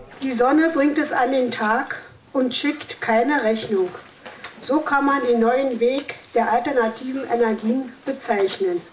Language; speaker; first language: German; native; German